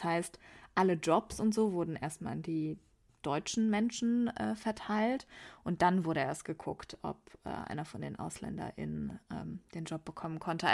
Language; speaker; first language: German; early bilingual, other home language; Persian